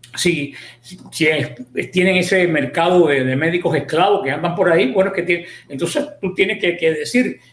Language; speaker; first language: Spanish; native; Spanish